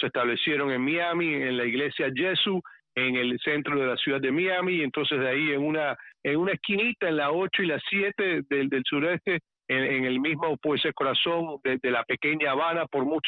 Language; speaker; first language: Spanish; early bilingual, heritage; Spanish